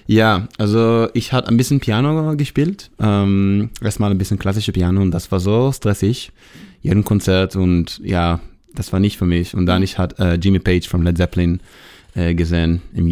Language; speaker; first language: German; non-native, fluent; Hebrew